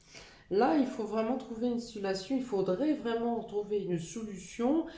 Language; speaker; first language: French; native; French